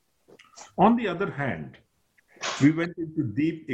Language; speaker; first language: English; non-native, local second language; Nepali